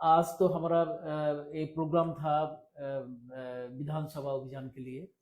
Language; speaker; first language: Hindi; non-native, local second language; Bangla